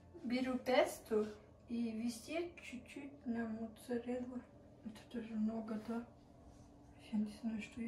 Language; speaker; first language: Russian; early bilingual, heritage; Russian